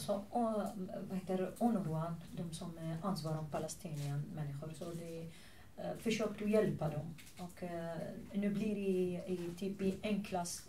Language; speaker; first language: Swedish; non-native, fluent; Arabic